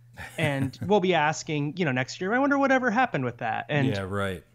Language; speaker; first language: English; native; English